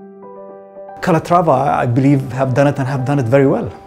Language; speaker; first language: English; non-native, fluent; Arabic